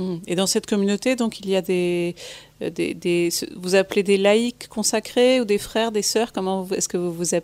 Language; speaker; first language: French; native; French